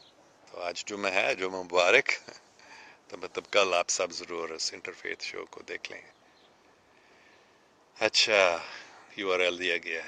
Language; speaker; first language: Hindi; non-native, fluent; English